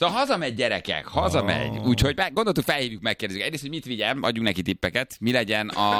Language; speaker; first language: Hungarian; native; Hungarian